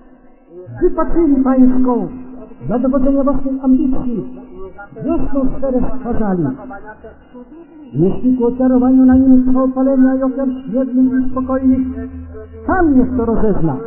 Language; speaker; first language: Polish; native; Polish